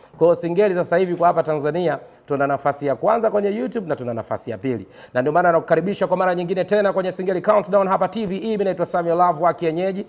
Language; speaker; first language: Swahili; native; Swahili